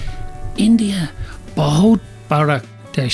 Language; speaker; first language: Hindi; non-native, learner; English